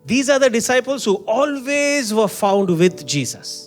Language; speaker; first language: English; non-native, local second language; Marathi